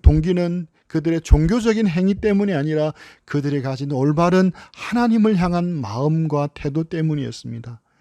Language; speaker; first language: Korean; native; Korean